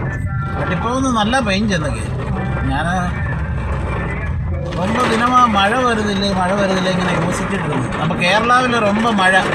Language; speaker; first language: Tamil; non-native, local second language; Malayalam